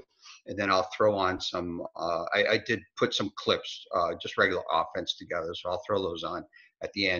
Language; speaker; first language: English; native; English